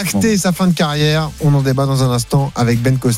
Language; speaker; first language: French; native; French